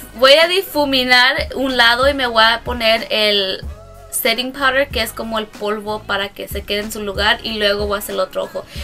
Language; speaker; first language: Spanish; early bilingual, heritage; Spanish